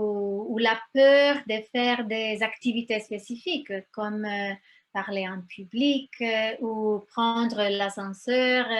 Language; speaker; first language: French; non-native, fluent; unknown